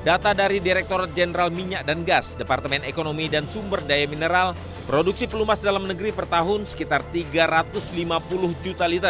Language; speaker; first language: Indonesian; native; Indonesian